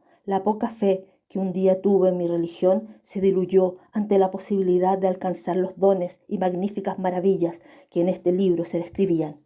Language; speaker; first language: Spanish; native; Spanish